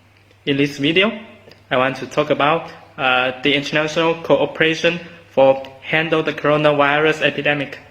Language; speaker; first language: English; non-native, learner; Chinese